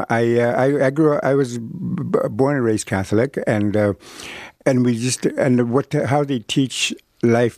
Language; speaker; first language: English; non-native, fluent; Cree